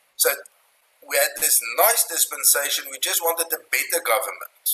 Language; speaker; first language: English; non-native, local second language; Afrikaans